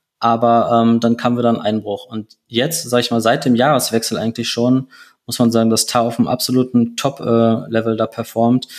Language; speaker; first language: German; native; German